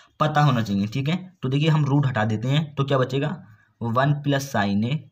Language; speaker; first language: Hindi; native; Hindi